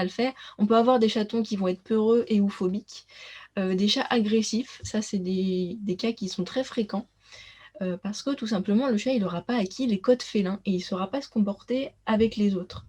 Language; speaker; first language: French; native; French